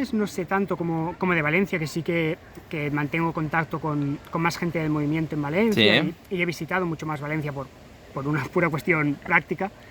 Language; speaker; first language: Spanish; native; Spanish